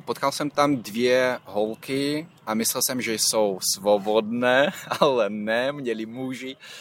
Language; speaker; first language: Czech; non-native, fluent; Ukrainian